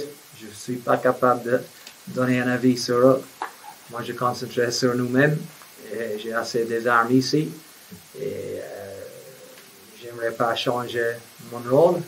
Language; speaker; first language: French; non-native, fluent; English